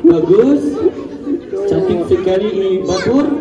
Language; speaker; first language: Indonesian; non-native, learner; English